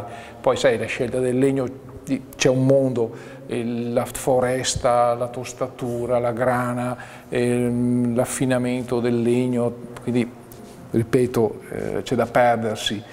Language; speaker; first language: Italian; native; Italian